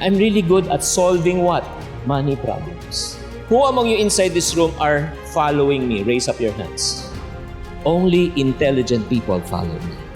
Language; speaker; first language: English; non-native, local second language; Filipino